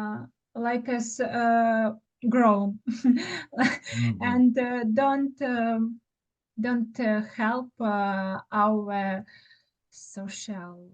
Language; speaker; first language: English; non-native, learner; Ukrainian